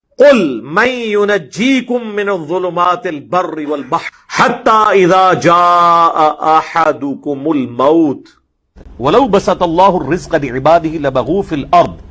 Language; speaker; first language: Urdu; non-native, local second language; Punjabi